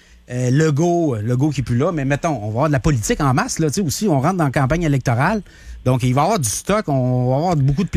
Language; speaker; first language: French; native; French